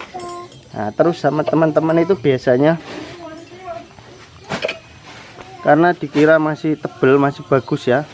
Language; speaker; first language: Indonesian; native; Indonesian